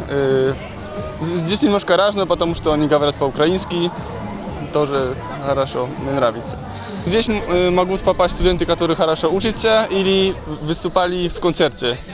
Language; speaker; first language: Russian; non-native, learner; Polish